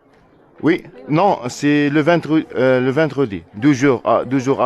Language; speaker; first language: French; non-native, learner; Arabic